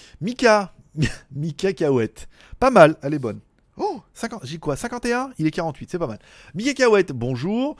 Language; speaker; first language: French; native; French